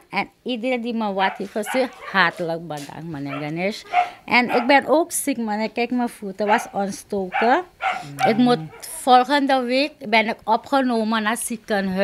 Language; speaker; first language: Dutch; non-native, local second language; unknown